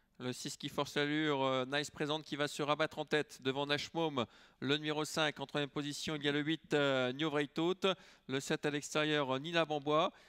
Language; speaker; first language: French; native; French